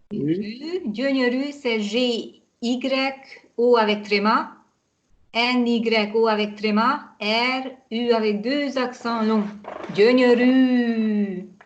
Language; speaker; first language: French; non-native, fluent; Hungarian